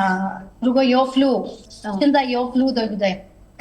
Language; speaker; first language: Chinese; non-native, learner; Telugu